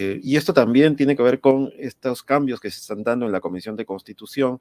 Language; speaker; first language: Spanish; native; Spanish